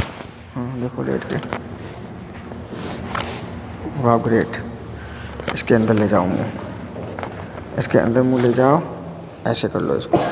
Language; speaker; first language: Hindi; native; Hindi